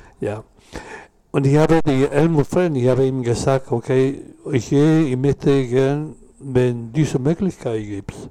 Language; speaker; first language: German; non-native, learner; Spanish